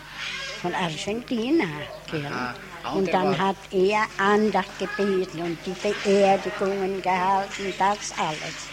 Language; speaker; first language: German; early bilingual, heritage; German